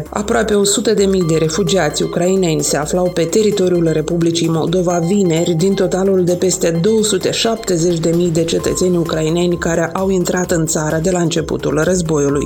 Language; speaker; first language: Romanian; native; Romanian